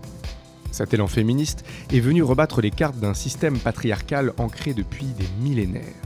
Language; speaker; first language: French; native; French